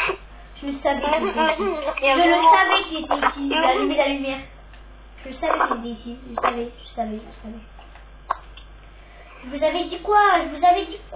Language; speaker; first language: French; native; French